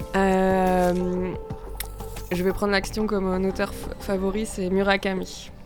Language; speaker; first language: French; native; French